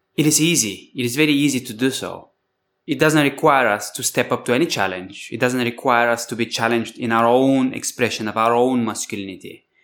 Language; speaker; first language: English; non-native, fluent; Bulgarian